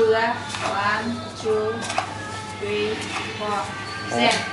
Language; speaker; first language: English; non-native, learner; Vietnamese